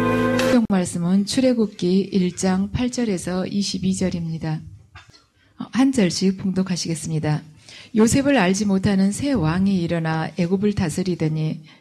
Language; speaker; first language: Korean; native; Korean